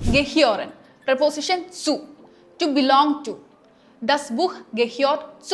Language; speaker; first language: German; non-native, fluent; Malayalam